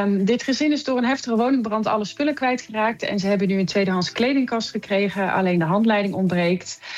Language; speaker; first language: Dutch; native; Dutch